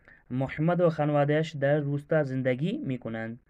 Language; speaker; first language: Persian; non-native, fluent; Urdu